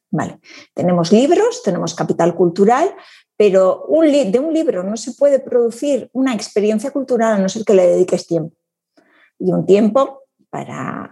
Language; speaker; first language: Spanish; native; Spanish